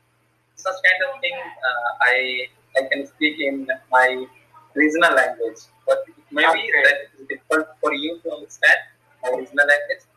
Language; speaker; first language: English; non-native, learner; Hindi